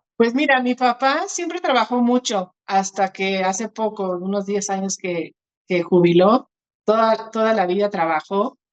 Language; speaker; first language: Spanish; early bilingual, other home language; Portuguese